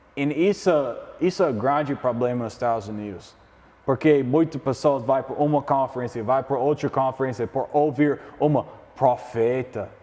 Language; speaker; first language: Portuguese; non-native, learner; English